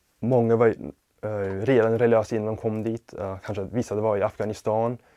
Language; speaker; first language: Swedish; non-native, fluent; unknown